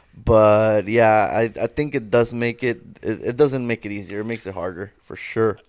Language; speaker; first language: English; non-native, fluent; Spanish